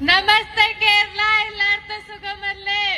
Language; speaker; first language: Malayalam; non-native, learner; Hindi